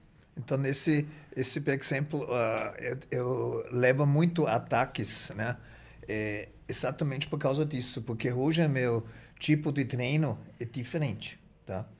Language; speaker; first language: Portuguese; non-native, fluent; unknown